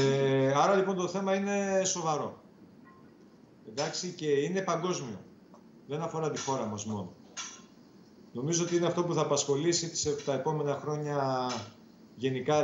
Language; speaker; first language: Greek; native; Greek